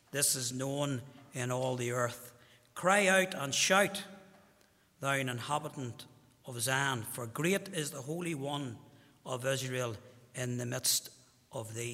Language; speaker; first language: English; native; English